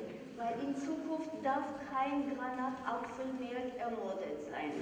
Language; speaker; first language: German; non-native, fluent; Armenian